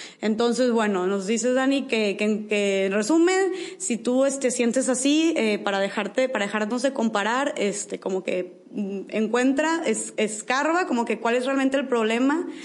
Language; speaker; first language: Spanish; native; Spanish